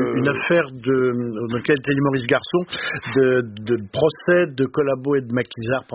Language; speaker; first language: French; native; French